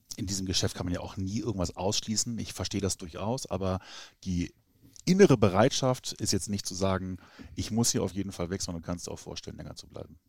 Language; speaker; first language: German; native; German